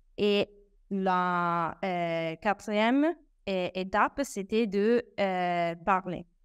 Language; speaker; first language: French; non-native, fluent; Italian